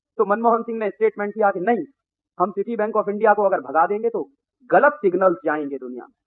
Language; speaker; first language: Hindi; native; Hindi